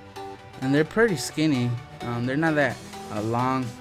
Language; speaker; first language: English; native; English